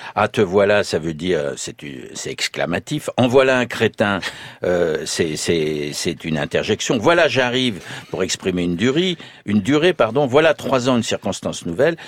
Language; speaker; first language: French; native; French